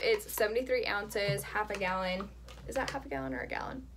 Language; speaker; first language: English; native; English